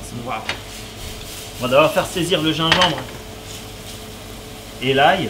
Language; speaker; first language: French; native; French